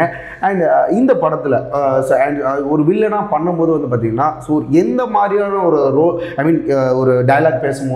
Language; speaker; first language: Tamil; native; Tamil